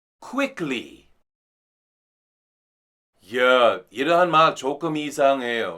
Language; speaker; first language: Korean; non-native, fluent; English